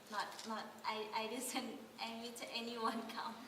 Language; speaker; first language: English; non-native, learner; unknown